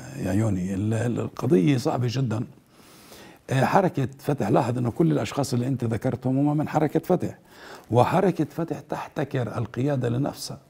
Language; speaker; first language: Arabic; native; Arabic